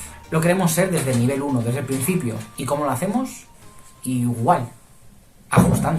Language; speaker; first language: Spanish; native; Spanish